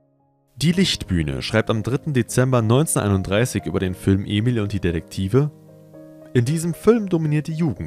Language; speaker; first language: German; native; German